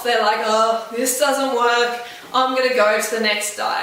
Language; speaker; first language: English; native; English